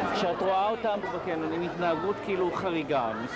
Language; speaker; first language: Hebrew; native; Hebrew